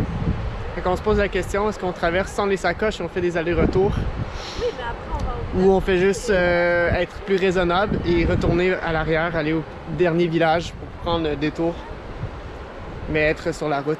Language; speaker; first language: French; native; French